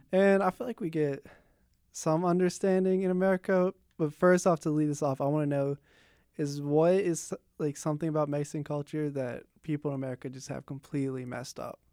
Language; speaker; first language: English; native; English